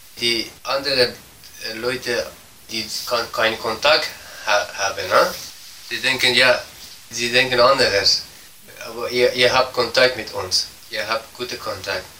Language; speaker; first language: German; non-native, learner; Persian